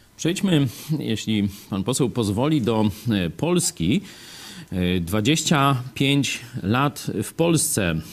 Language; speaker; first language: Polish; native; Polish